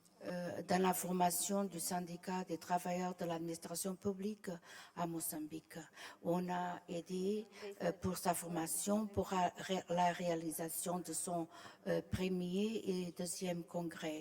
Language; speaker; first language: French; non-native, fluent; Portuguese